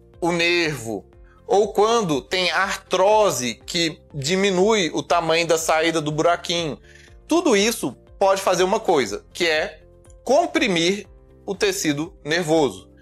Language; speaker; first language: Portuguese; native; Portuguese